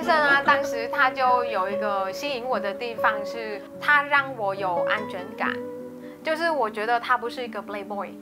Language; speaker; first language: Chinese; non-native, fluent; Vietnamese